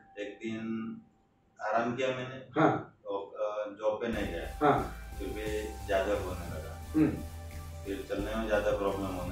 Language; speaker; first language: Hindi; non-native, local second language; Gujarati